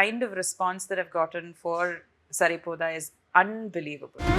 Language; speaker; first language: Telugu; non-native, fluent; Tamil